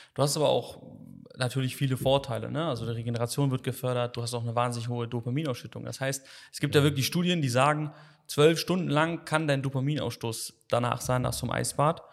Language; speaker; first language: German; native; German